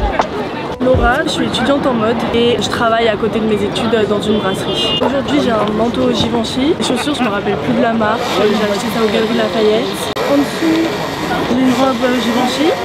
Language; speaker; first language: French; native; French